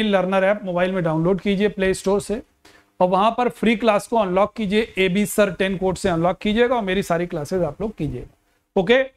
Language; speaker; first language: Hindi; native; Hindi